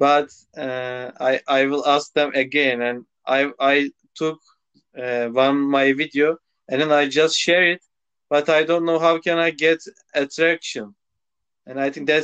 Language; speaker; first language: English; non-native, local second language; Turkish